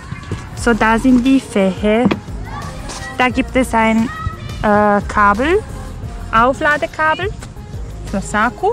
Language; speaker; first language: German; non-native, fluent; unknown